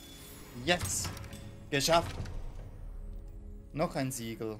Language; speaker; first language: German; native; German